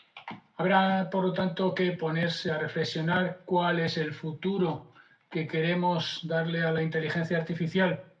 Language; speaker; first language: Spanish; native; Spanish